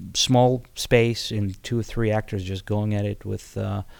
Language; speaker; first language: English; non-native, fluent; Ukrainian